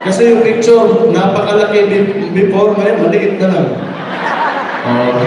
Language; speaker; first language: Filipino; non-native, local second language; Cebuano